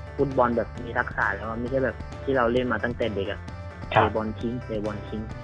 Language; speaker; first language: Thai; early bilingual, heritage; Thai